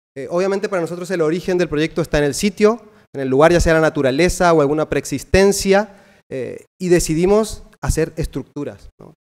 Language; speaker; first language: Spanish; native; Spanish